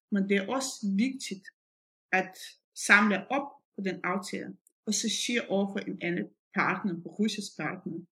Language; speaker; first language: Danish; non-native, fluent; Russian